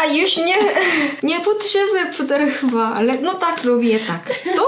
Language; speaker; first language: Polish; non-native, learner; Korean